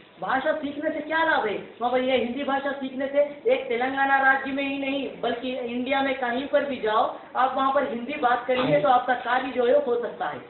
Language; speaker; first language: Hindi; non-native, local second language; Urdu